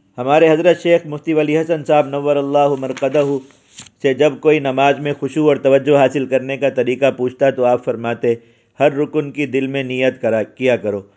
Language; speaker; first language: Urdu; native; Urdu